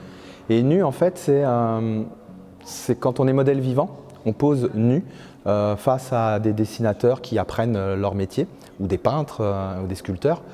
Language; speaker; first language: French; native; French